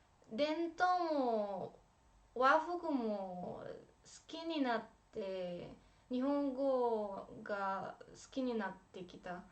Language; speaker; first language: Japanese; non-native, learner; Romanian